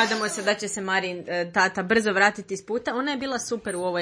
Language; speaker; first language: Serbian; native; Serbian